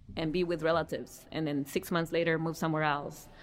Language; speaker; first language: English; early bilingual, other home language; Spanish